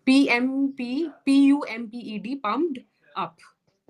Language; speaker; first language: English; non-native, local second language; Hindi